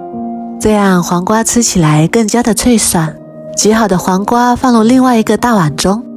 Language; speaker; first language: Chinese; native; Chinese